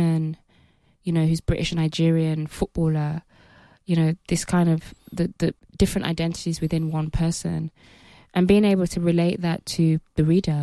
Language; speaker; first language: English; native; English